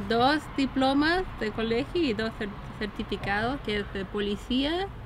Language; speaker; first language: Spanish; early bilingual, heritage; Spanish